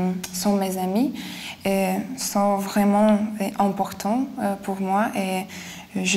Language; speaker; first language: French; non-native, fluent; Lithuanian